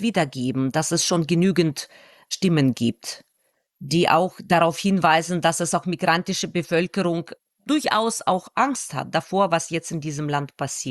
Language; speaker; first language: German; non-native, fluent; Russian